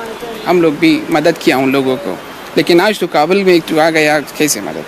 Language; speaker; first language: Hindi; non-native, learner; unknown